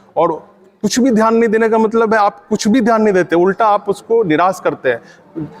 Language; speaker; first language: Hindi; non-native, local second language; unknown